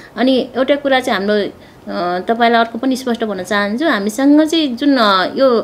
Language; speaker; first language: Nepali; native; Nepali